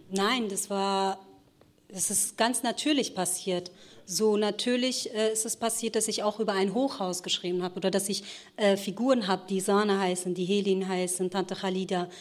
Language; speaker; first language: German; early bilingual, other home language; Kurdish